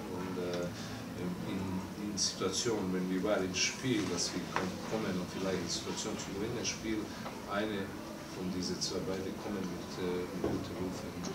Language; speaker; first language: German; non-native, learner; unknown